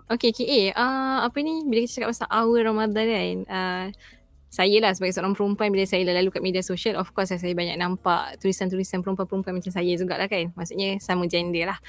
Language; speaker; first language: Malay; native; Malay